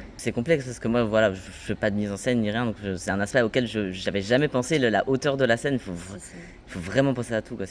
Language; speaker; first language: French; native; French